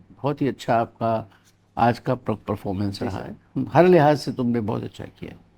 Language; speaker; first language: Hindi; native; Hindi